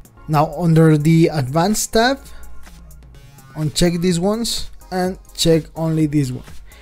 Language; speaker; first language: English; non-native, fluent; Spanish